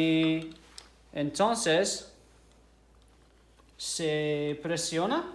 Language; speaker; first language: Spanish; non-native, fluent; English